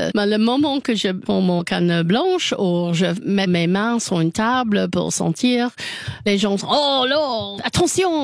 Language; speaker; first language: French; non-native, learner; English